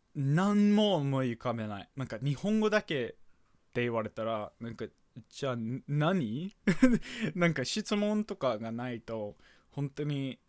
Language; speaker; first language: Japanese; non-native, fluent; English